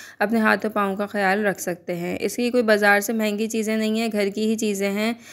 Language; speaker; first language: Hindi; native; Hindi